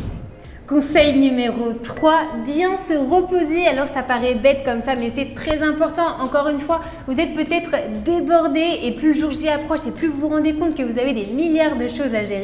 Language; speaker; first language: French; native; French